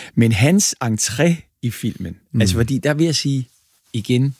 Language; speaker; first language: Danish; native; Danish